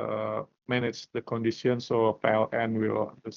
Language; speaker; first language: English; non-native, learner; Indonesian